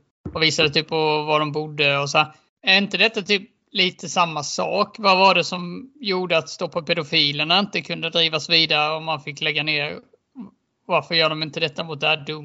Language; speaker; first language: Swedish; native; Swedish